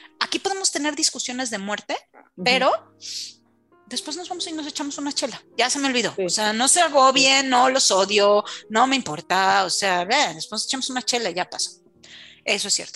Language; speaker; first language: Spanish; native; Spanish